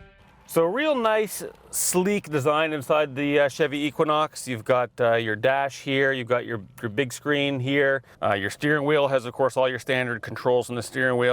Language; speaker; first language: English; native; English